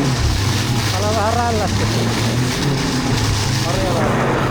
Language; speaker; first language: Finnish; native; Finnish